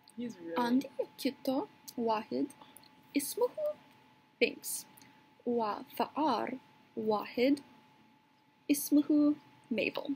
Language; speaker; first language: Arabic; non-native, learner; English